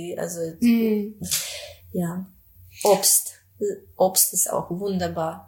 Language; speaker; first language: German; non-native, fluent; Russian